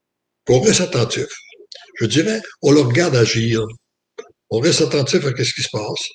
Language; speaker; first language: French; native; French